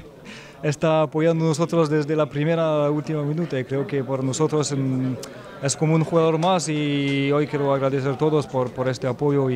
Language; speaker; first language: Spanish; non-native, fluent; French